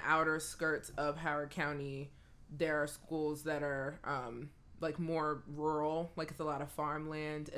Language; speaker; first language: English; native; English